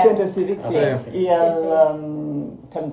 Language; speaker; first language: Catalan; non-native, learner; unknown